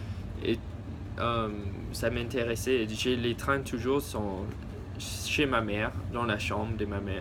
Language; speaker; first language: French; early bilingual, heritage; English